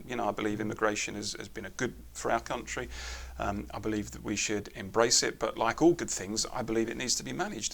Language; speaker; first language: English; native; English